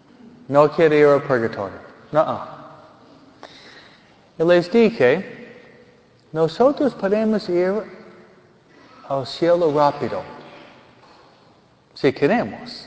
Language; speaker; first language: Spanish; non-native, fluent; English